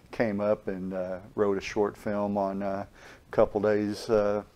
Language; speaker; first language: English; native; English